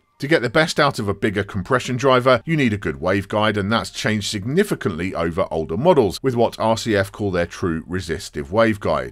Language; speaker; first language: English; native; English